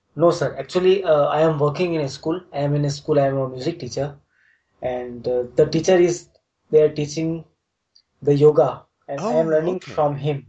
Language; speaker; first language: English; non-native, local second language; Hindi